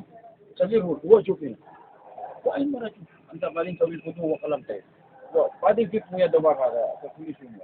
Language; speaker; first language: Arabic; non-native, learner; Filipino